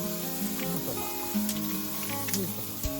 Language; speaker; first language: Japanese; native; Japanese